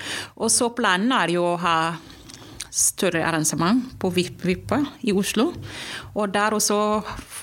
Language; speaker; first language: Norwegian; non-native, fluent; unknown